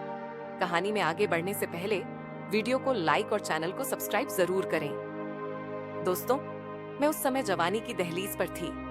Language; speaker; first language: Hindi; native; Hindi